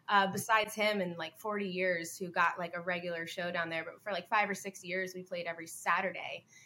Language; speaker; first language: English; native; English